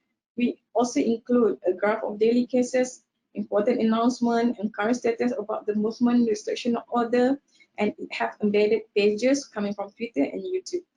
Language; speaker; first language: English; non-native, local second language; Malay